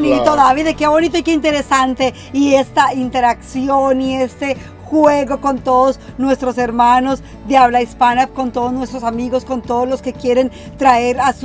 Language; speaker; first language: Spanish; native; Spanish